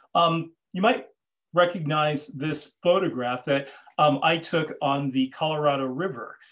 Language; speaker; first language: English; native; English